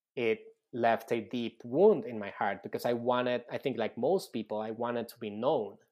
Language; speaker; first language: English; non-native, fluent; Spanish